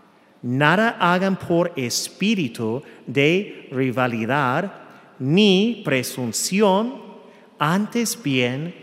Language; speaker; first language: Spanish; non-native, fluent; English